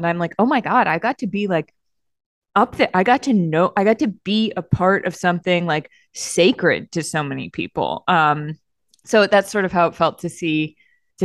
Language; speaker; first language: English; native; English